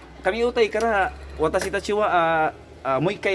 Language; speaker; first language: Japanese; non-native, learner; Cebuano